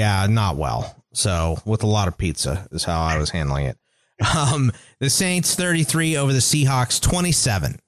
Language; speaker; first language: English; native; English